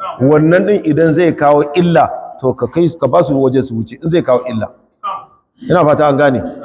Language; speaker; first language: Hausa; non-native, local second language; Kanuri